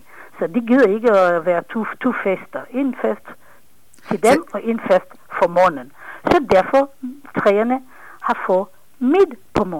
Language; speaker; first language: Danish; non-native, fluent; Hebrew